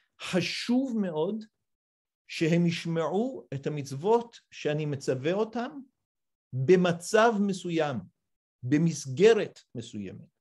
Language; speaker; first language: Hebrew; non-native, fluent; English